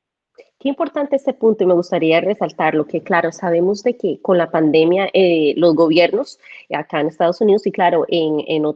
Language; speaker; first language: Spanish; native; Spanish